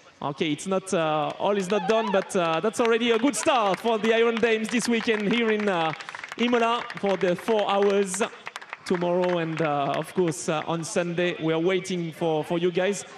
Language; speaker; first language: English; non-native, fluent; French